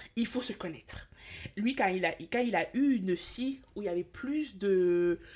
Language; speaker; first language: French; early bilingual, other home language; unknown